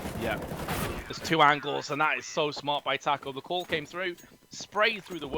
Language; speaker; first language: English; native; English